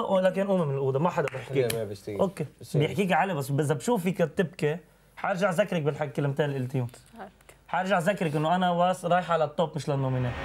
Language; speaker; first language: Arabic; native; Arabic